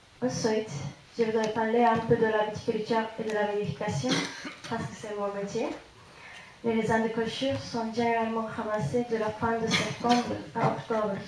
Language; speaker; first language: French; non-native, fluent; Japanese